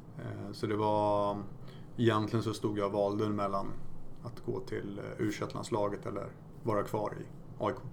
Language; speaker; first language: Swedish; early bilingual, other home language; Polish